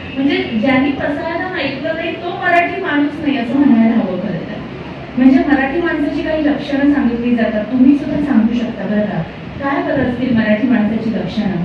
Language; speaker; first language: Marathi; native; Marathi